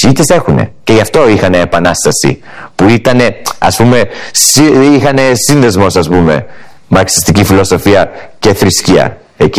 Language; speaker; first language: Greek; early bilingual, heritage; Greek